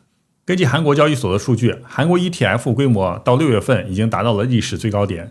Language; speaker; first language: Chinese; native; Chinese